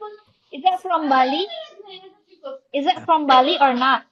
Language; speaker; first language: English; non-native, learner; Indonesian